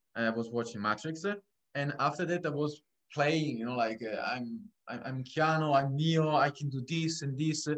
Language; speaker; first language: English; non-native, fluent; Italian